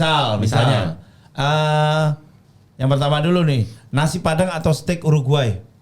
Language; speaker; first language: Indonesian; native; Indonesian